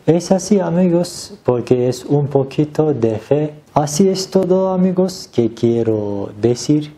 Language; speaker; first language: Spanish; non-native, learner; Turkish